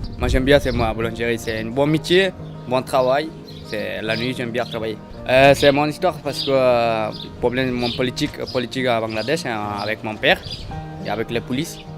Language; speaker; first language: French; non-native, learner; Bangla